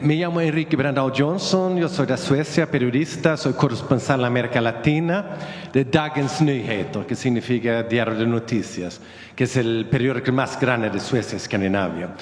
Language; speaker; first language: Spanish; non-native, fluent; Swedish